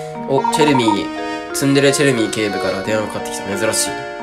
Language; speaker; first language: Japanese; native; Japanese